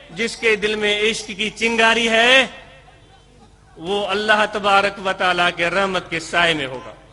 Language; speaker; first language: Urdu; non-native, local second language; Sindhi